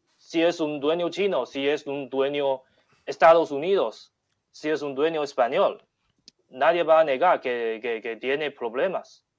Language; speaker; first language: Spanish; non-native, learner; Chinese